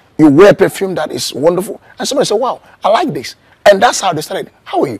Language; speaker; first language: English; non-native, local second language; Igbo